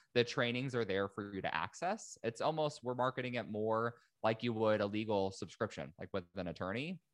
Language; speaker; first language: English; native; English